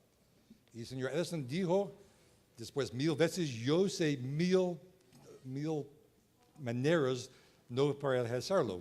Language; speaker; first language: Spanish; non-native, learner; English